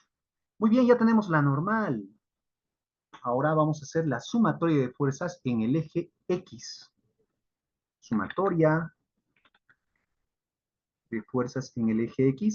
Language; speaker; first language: Spanish; native; Spanish